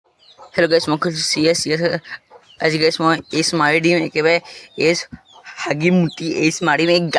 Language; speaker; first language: Hindi; non-native, local second language; Assamese